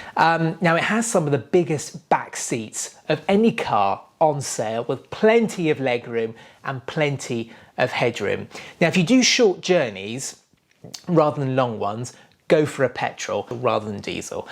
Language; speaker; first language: English; native; English